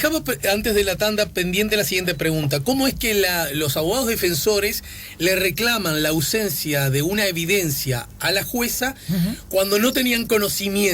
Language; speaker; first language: Spanish; native; Spanish